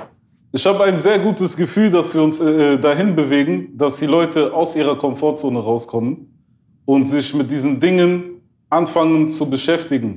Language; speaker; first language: German; early bilingual, other home language; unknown